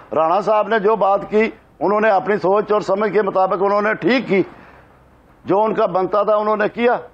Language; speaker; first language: Urdu; non-native, local second language; Punjabi